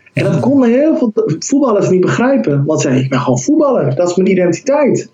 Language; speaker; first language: Dutch; early bilingual, other home language; Somali